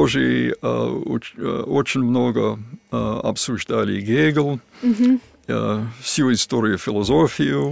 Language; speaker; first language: Russian; non-native, fluent; English